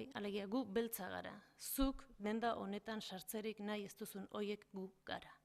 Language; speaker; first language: Basque; native; Basque